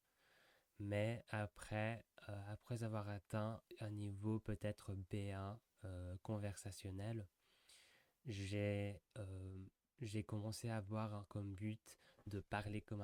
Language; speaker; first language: French; non-native, fluent; English